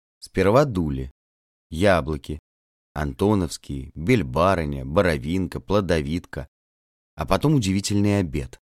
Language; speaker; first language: Russian; native; Russian